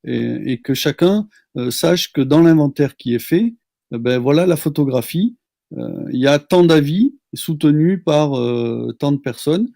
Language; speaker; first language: French; native; French